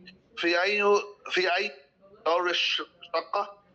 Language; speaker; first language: Arabic; non-native, learner; English